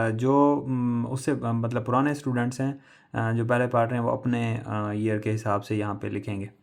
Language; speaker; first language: Urdu; non-native, local second language; Punjabi